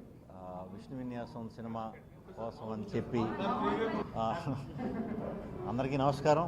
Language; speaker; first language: Telugu; native; Telugu